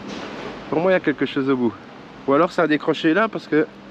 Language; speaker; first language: French; native; French